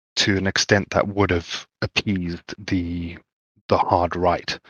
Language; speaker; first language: English; native; English